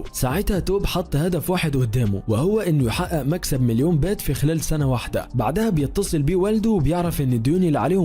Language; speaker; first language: Arabic; native; Arabic